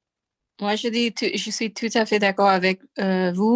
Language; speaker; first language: French; non-native, fluent; English